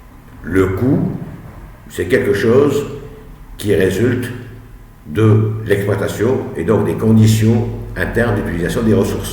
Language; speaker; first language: French; non-native, local second language; Arabic